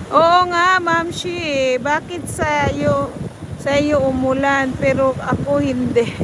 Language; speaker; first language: Filipino; non-native, local second language; Cebuano